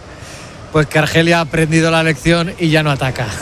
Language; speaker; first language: Spanish; native; Spanish